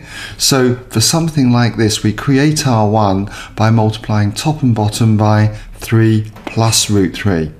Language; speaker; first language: English; native; English